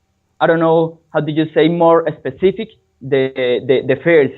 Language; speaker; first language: English; non-native, learner; Spanish